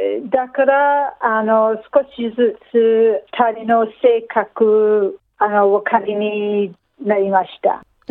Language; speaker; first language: Japanese; non-native, learner; English